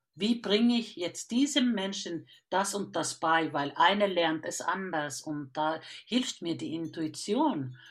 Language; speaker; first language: German; non-native, fluent; Finnish